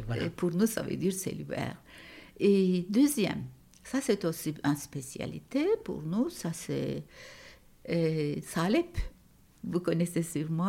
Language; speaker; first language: French; non-native, fluent; Turkish